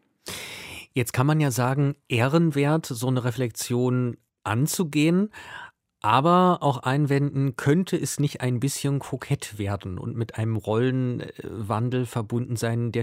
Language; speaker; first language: German; native; German